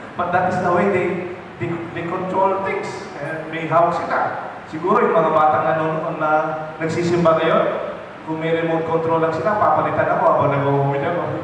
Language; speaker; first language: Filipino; non-native, local second language; Pampanga